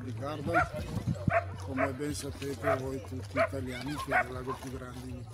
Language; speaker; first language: Italian; non-native, learner; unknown